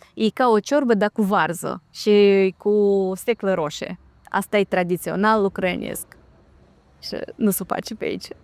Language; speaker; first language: Romanian; native; Romanian